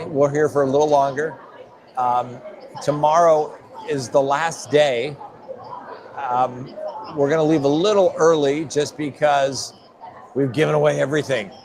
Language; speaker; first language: English; native; English